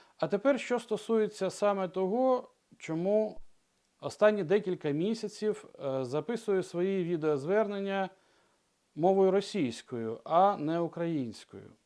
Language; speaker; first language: Ukrainian; non-native, local second language; Russian